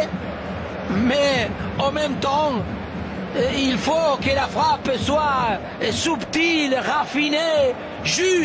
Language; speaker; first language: French; native; French